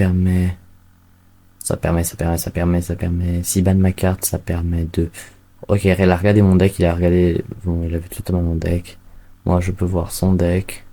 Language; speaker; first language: French; native; French